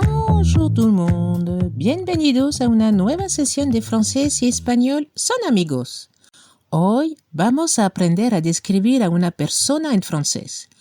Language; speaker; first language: Spanish; non-native, fluent; French